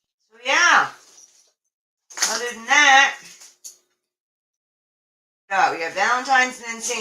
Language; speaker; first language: English; native; English